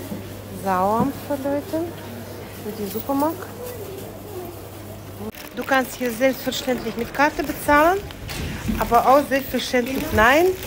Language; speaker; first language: German; non-native, fluent; Latvian